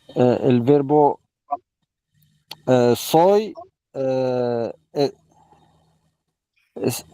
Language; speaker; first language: Spanish; non-native, learner; Arabic